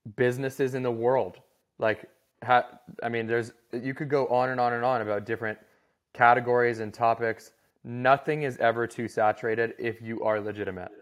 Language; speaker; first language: English; native; English